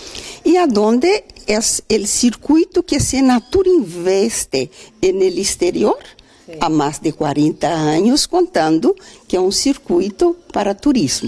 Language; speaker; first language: Spanish; non-native, fluent; Portuguese